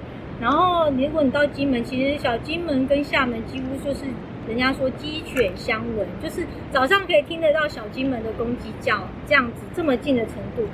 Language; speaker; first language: Chinese; native; Chinese